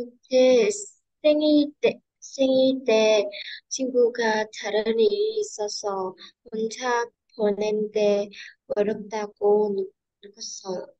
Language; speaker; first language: Korean; non-native, learner; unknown